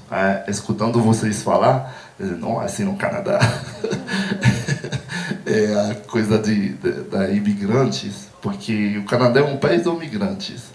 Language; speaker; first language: Portuguese; non-native, learner; Haitian Creole